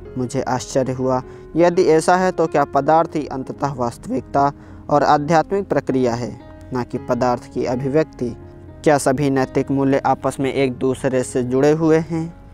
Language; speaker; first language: Hindi; native; Hindi